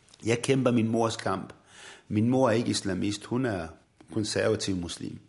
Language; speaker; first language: Swedish; non-native, fluent; Arabic